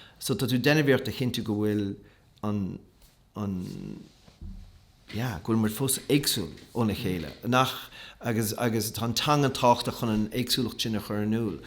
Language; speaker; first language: Irish; native; Irish